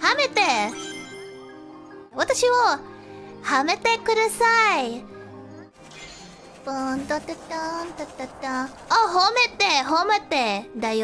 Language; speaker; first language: Japanese; non-native, learner; English